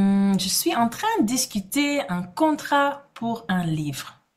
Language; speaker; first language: French; non-native, fluent; English